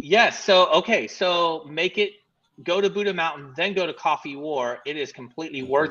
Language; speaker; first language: English; native; English